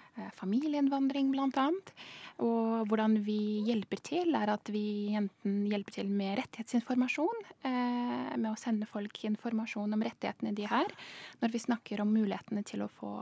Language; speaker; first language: Norwegian; non-native, fluent; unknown